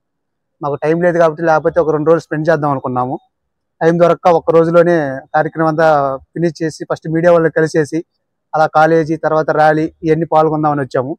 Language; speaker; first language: Telugu; native; Telugu